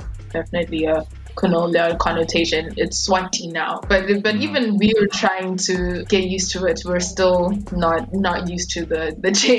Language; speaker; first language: English; non-native, local second language; Swati